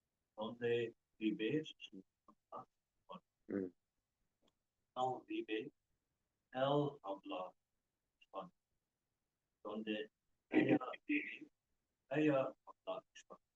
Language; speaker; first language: Spanish; non-native, learner; English